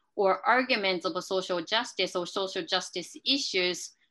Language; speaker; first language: English; non-native, fluent; Japanese